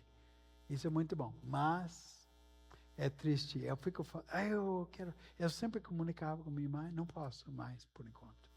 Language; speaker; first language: Portuguese; non-native, fluent; English